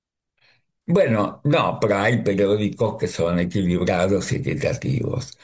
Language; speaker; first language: Spanish; early bilingual, other home language; Yiddish